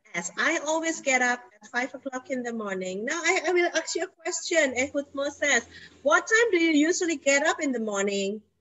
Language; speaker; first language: English; non-native, fluent; Indonesian